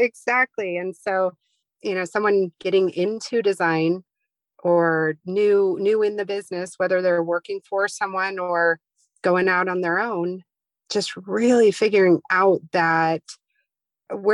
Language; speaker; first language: English; native; English